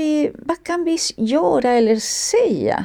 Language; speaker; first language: Swedish; non-native, fluent; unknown